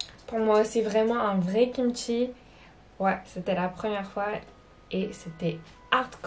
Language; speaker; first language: French; native; French